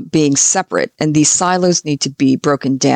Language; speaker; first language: English; native; English